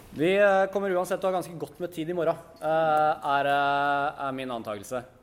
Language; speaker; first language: Norwegian; native; Norwegian